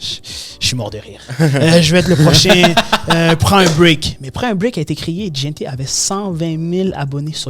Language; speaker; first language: French; native; French